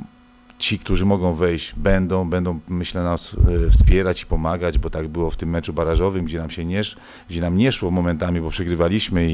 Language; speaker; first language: Polish; native; Polish